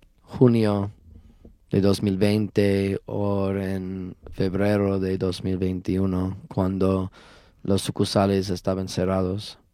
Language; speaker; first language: Spanish; non-native, learner; English